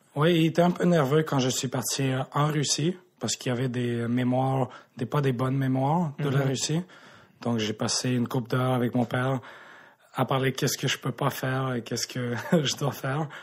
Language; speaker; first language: French; native; French